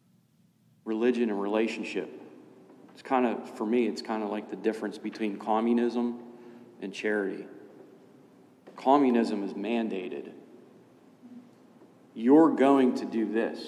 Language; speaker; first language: English; native; English